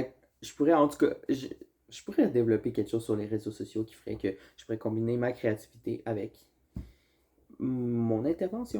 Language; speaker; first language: French; native; French